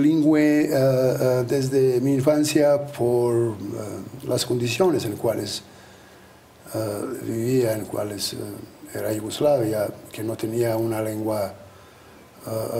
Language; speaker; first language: Spanish; non-native, fluent; Albanian